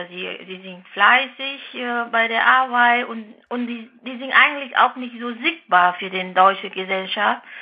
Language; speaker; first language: German; non-native, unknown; Vietnamese